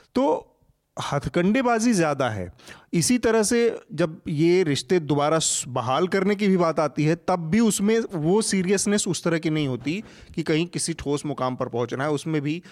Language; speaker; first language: Hindi; native; Hindi